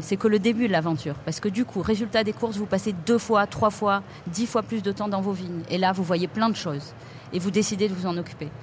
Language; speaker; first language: French; native; French